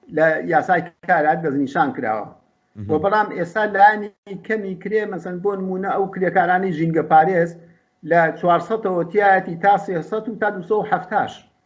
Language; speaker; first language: Central Kurdish; native; Central Kurdish